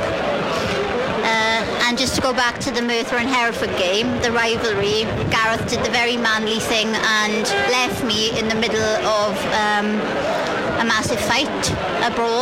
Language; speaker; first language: English; native; English